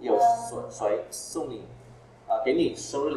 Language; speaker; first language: Chinese; non-native, fluent; Vietnamese